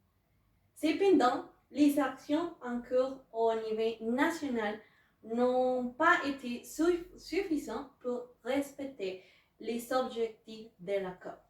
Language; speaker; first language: French; non-native, learner; Spanish